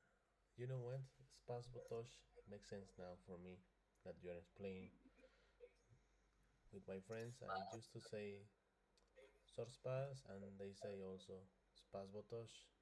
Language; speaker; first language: English; non-native, learner; Spanish